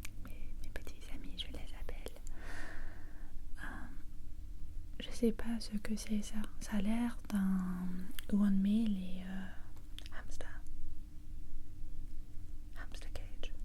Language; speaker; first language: French; non-native, fluent; English